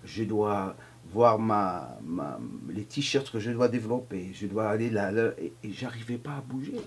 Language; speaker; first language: French; non-native, fluent; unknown